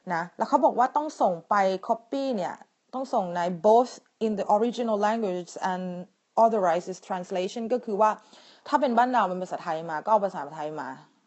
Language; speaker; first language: Thai; native; Thai